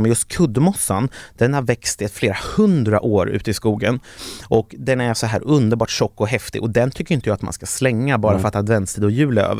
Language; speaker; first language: Swedish; native; Swedish